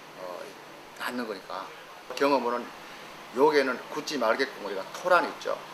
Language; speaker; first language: Korean; native; Korean